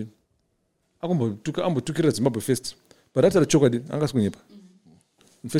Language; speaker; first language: English; non-native, local second language; Shona